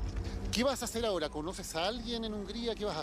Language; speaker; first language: Spanish; native; Spanish